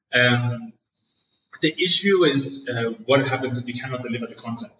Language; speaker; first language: English; non-native, fluent; Danish